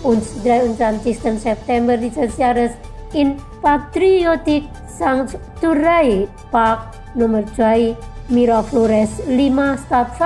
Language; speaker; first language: German; non-native, fluent; Indonesian